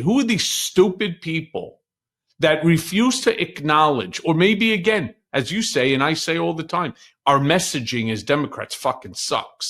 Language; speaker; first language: English; native; English